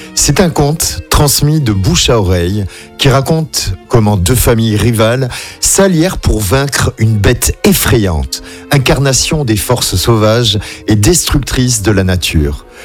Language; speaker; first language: French; native; French